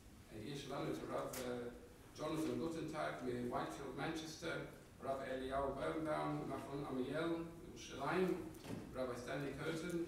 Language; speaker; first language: Hebrew; non-native, fluent; English